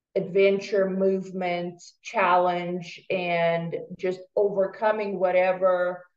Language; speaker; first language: English; non-native, fluent; Russian